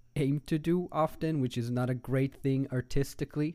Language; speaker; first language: English; non-native, fluent; Hebrew